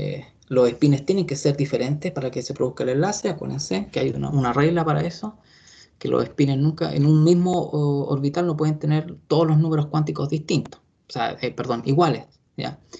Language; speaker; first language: Spanish; native; Spanish